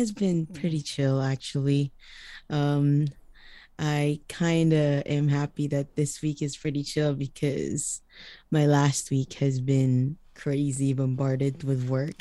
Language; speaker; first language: English; non-native, local second language; Iloko